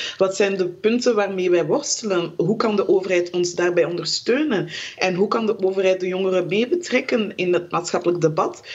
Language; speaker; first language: Dutch; early bilingual, other home language; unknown